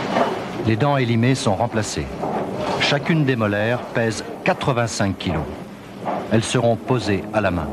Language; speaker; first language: French; native; French